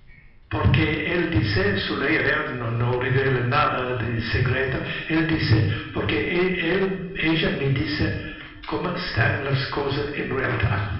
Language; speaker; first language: Spanish; non-native, learner; Italian